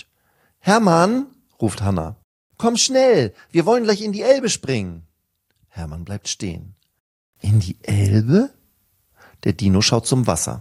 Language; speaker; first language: German; native; German